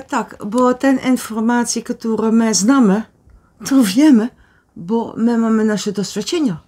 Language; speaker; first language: Polish; non-native, learner; Dutch